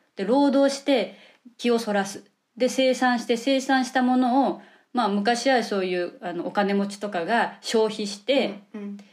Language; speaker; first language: Japanese; native; Japanese